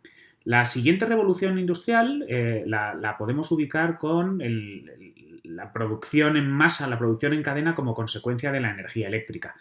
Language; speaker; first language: Spanish; native; Spanish